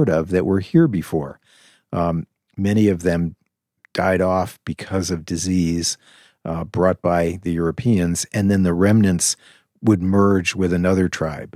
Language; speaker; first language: English; native; English